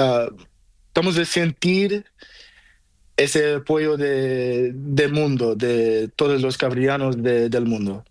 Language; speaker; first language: Spanish; non-native, learner; Portuguese